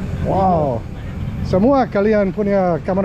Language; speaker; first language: Indonesian; non-native, learner; English